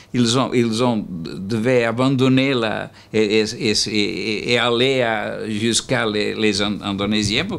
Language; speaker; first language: French; non-native, learner; Portuguese